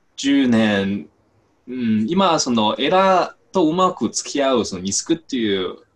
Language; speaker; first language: Japanese; non-native, fluent; Chinese